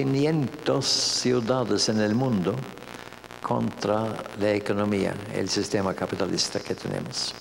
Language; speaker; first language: Spanish; non-native, fluent; Norwegian